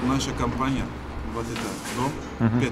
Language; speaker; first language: Russian; non-native, learner; Turkish